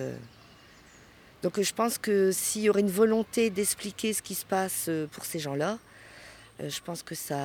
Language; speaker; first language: French; native; French